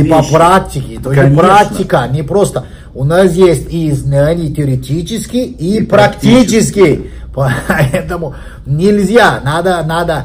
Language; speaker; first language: Russian; non-native, learner; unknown